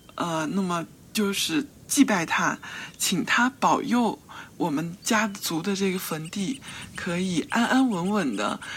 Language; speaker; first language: Chinese; native; Chinese